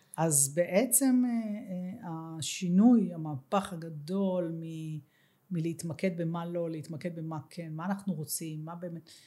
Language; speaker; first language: Hebrew; native; Hebrew